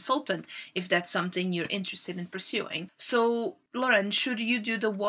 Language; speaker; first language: English; non-native, fluent; Portuguese